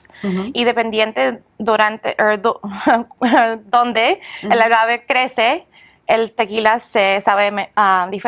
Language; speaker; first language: Spanish; early bilingual, heritage; English